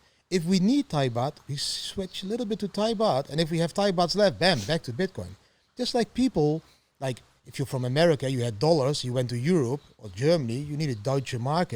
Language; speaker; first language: English; non-native, fluent; Dutch